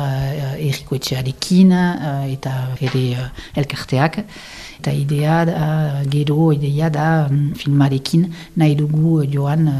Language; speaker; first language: Basque; non-native, local second language; French